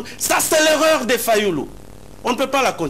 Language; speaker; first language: French; non-native, local second language; Lingala